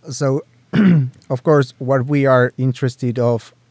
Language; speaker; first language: English; non-native, fluent; Finnish